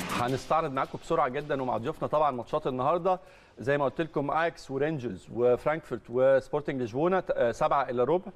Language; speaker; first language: Arabic; native; Arabic